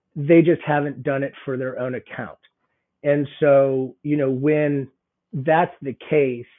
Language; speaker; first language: English; native; English